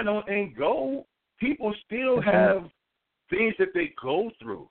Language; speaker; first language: English; native; English